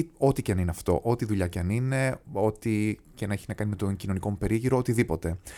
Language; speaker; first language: Greek; early bilingual, heritage; Greek